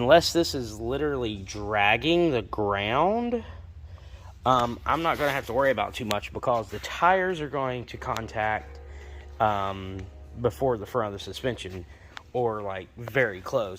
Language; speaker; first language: English; native; English